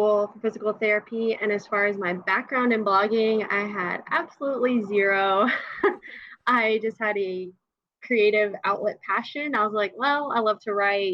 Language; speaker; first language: English; native; English